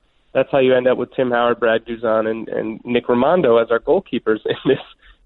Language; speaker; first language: English; native; English